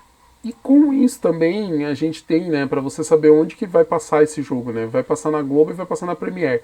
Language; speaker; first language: Portuguese; native; Portuguese